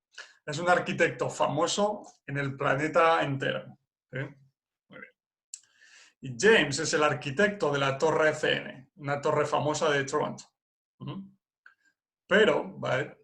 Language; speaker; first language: Spanish; non-native, fluent; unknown